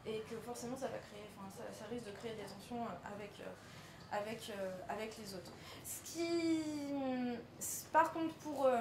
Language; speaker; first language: French; native; French